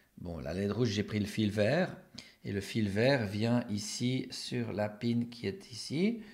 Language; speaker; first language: French; native; French